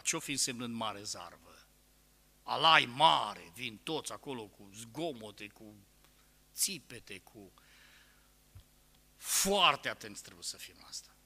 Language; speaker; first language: Romanian; native; Romanian